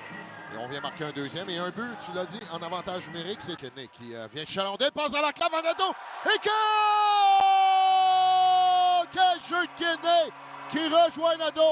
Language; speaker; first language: French; native; French